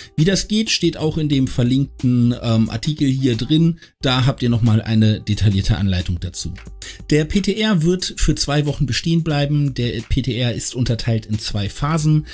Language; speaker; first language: German; native; German